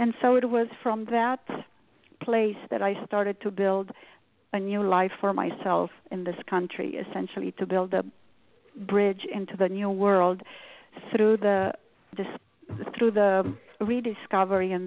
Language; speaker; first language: English; non-native, fluent; Romanian